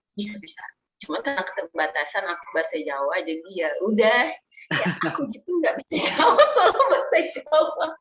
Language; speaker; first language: Indonesian; native; Indonesian